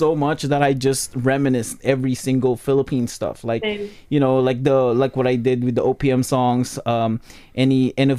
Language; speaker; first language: English; non-native, local second language; Pampanga